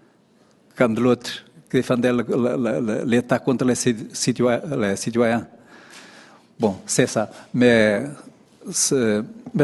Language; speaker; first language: French; non-native, fluent; Portuguese